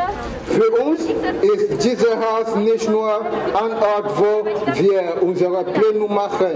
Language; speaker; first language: German; non-native, fluent; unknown